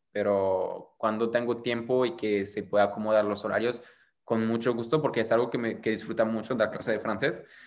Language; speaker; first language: Spanish; non-native, fluent; French